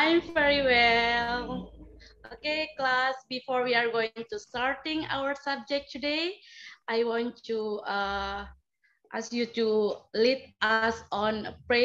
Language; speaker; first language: English; non-native, learner; Indonesian